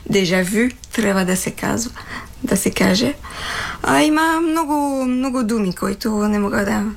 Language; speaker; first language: Bulgarian; non-native, fluent; French